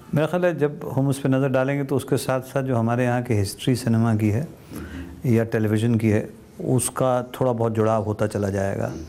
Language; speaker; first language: Hindi; native; Hindi